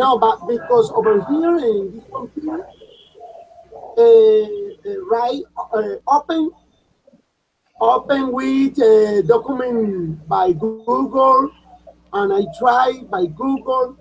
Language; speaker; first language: English; non-native, learner; Spanish